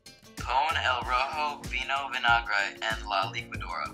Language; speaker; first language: Spanish; non-native, learner; English